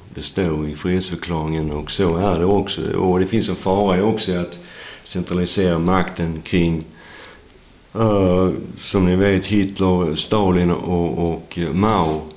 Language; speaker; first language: Swedish; native; Swedish